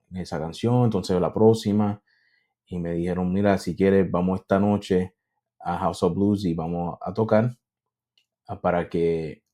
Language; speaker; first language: Spanish; early bilingual, heritage; Spanish